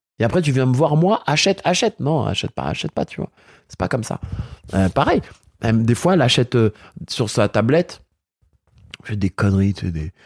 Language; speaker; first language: French; early bilingual, other home language; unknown